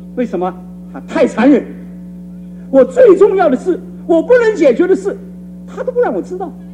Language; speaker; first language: Chinese; non-native, local second language; Cantonese